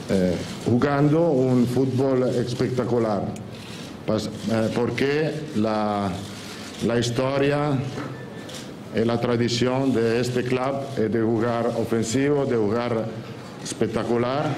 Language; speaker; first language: Spanish; non-native, learner; Italian